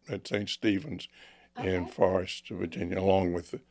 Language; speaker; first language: English; native; English